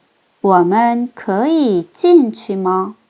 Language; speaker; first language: Chinese; non-native, fluent; Korean